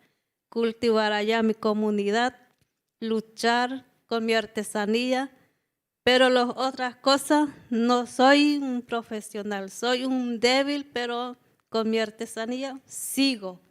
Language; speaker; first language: Spanish; non-native, local second language; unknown